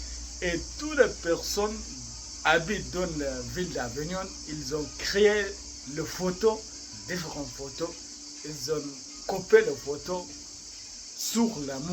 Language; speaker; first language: French; non-native, learner; Arabic